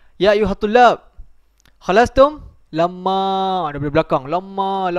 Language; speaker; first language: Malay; native; Malay